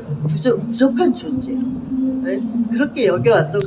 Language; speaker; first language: Korean; native; Korean